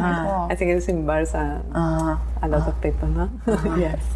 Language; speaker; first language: English; non-native, learner; Spanish